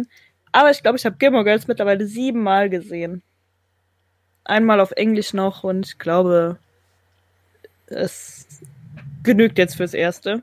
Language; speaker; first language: German; native; German